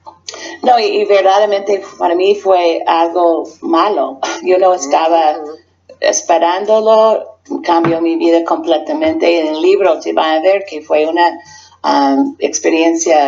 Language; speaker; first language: Spanish; non-native, fluent; English